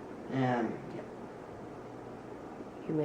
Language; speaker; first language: English; native; English